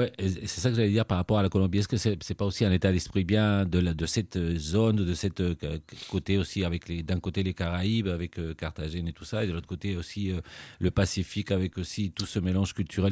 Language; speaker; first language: French; native; French